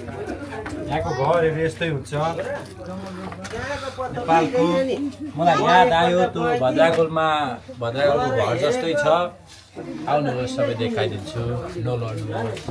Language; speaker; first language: Nepali; non-native, learner; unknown